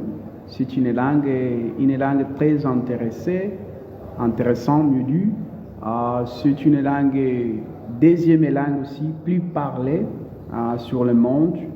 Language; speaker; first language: French; non-native, learner; Portuguese